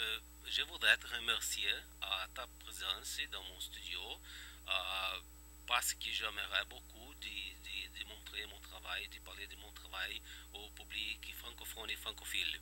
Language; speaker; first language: French; non-native, fluent; Portuguese